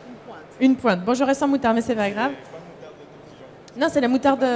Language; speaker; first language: French; native; French